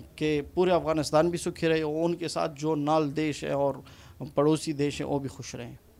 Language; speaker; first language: Urdu; non-native, fluent; Punjabi